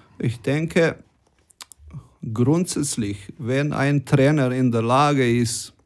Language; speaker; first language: German; non-native, fluent; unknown